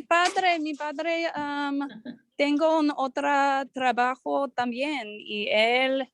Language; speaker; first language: Spanish; non-native, learner; English